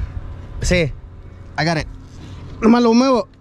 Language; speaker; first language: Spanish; early bilingual, heritage; Spanish